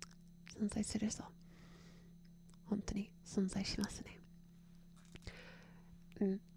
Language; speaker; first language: Japanese; non-native, learner; English